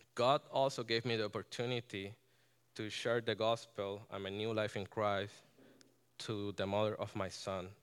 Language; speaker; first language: English; non-native, fluent; Spanish